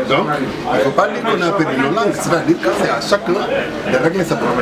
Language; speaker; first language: French; non-native, local second language; Wolof